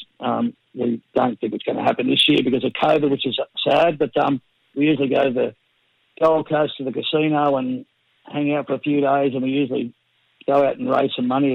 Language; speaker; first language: English; native; English